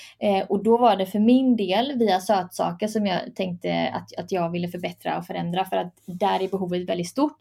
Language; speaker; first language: Swedish; early bilingual, other home language; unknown